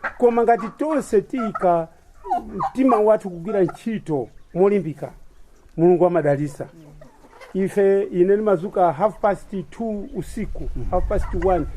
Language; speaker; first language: Nyanja; non-native, local second language; Tumbuka